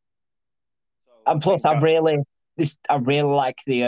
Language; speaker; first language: English; native; English